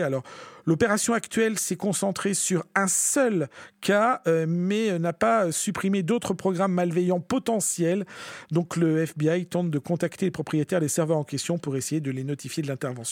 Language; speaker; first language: French; native; French